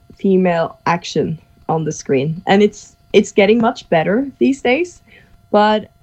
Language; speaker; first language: English; non-native, fluent; Norwegian